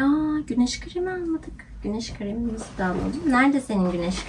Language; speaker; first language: Turkish; native; Turkish